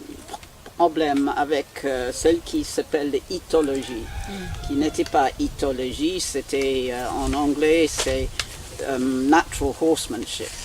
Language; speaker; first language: French; non-native, fluent; English